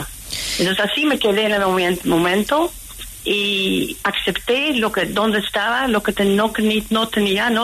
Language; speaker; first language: Spanish; non-native, fluent; Dutch